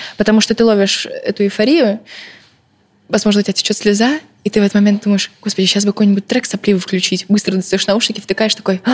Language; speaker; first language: Russian; early bilingual, other home language; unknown